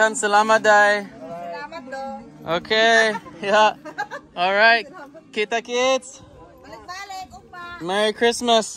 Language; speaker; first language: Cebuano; non-native, learner; English